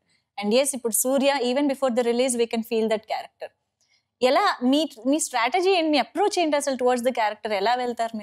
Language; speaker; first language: Telugu; native; Telugu